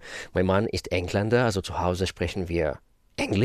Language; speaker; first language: German; non-native, fluent; Russian